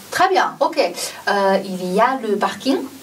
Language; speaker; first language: French; non-native, fluent; Chinese